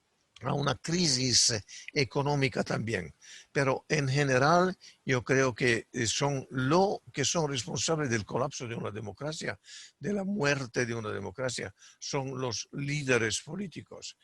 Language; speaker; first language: Spanish; non-native, fluent; Italian